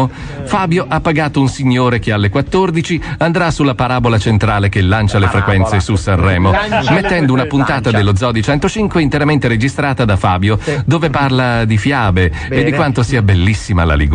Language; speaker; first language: Italian; native; Italian